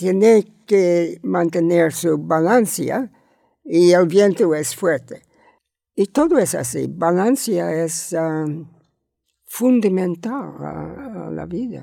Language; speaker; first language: Spanish; non-native, learner; English